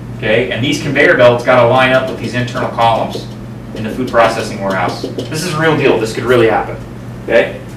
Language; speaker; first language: English; native; English